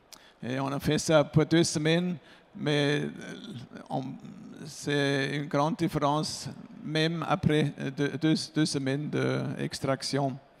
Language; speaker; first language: French; non-native, fluent; German